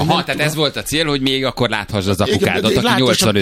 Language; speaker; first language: Hungarian; native; Hungarian